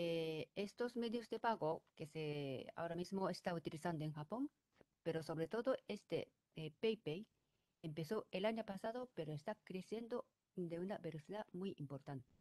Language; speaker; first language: Spanish; non-native, fluent; Japanese